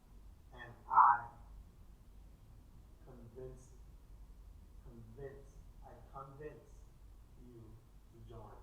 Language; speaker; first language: English; non-native, fluent; Thai